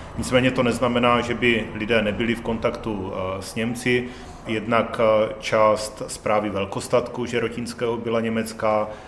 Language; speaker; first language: Czech; native; Czech